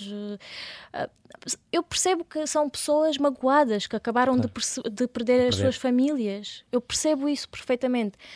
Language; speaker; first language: Portuguese; early bilingual, other home language; Russian